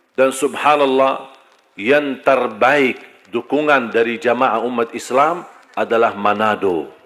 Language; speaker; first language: Malay; non-native, fluent; Arabic